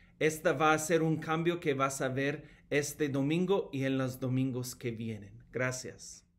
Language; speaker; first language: Spanish; non-native, fluent; English